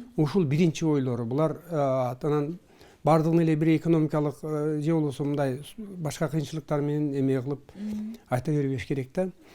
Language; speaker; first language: Kyrgyz; early bilingual, heritage; Kyrgyz